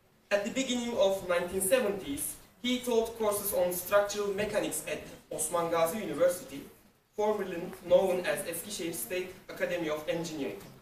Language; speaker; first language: English; non-native, fluent; Turkish